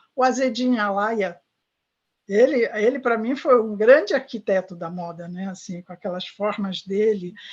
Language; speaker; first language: Portuguese; non-native, fluent; Italian